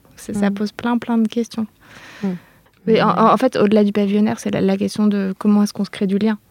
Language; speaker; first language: French; native; French